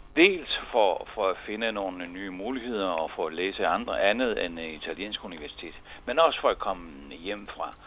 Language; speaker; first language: Danish; non-native, fluent; Italian